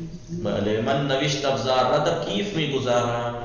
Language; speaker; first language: Persian; non-native, fluent; Urdu